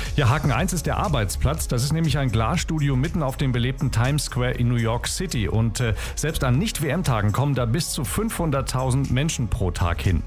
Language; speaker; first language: German; native; German